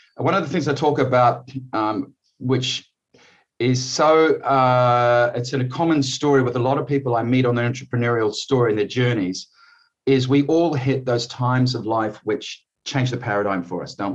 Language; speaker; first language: English; native; English